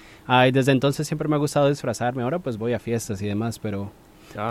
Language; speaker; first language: Spanish; native; Spanish